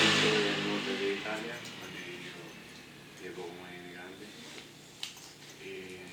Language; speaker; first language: Spanish; non-native, fluent; Italian